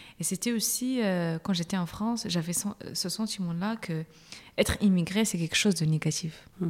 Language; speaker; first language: French; non-native, local second language; Arabic